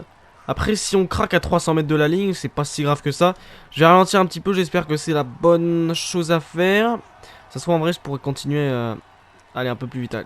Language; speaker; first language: French; native; French